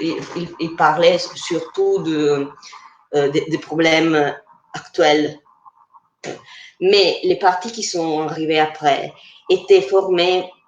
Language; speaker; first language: French; non-native, fluent; Italian